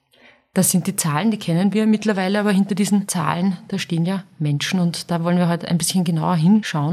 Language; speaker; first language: German; native; German